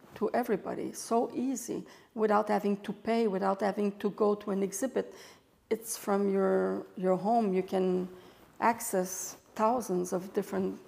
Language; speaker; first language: English; native; English